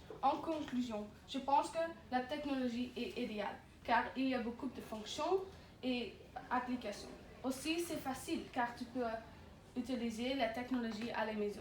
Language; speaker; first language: French; non-native, learner; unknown